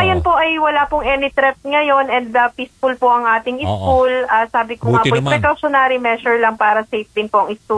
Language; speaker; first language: Filipino; native; Filipino